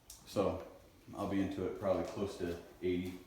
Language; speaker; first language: English; native; English